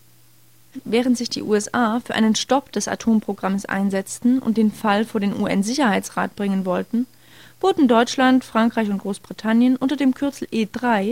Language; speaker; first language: German; native; German